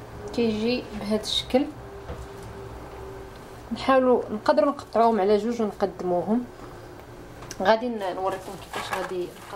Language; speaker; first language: Arabic; native; Arabic